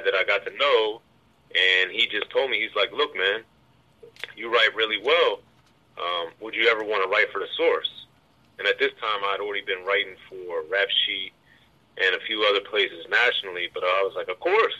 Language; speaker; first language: English; native; English